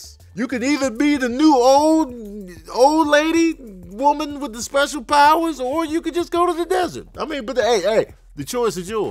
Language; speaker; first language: English; native; English